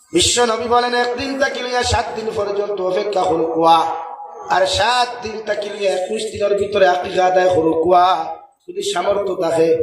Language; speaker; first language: Bangla; non-native, local second language; Sylheti